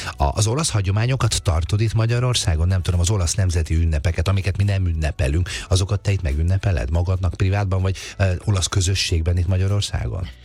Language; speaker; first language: Hungarian; native; Hungarian